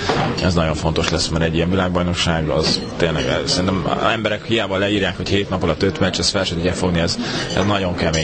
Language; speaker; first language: Hungarian; native; Hungarian